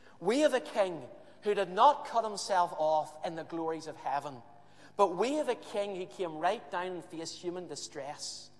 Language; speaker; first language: English; native; English